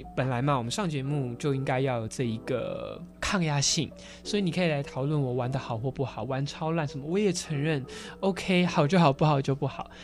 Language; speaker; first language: Chinese; native; Chinese